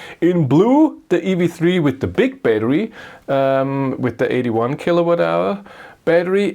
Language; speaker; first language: English; non-native, fluent; German